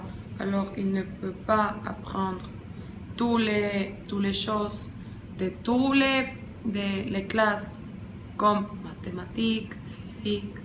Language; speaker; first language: French; non-native, learner; Spanish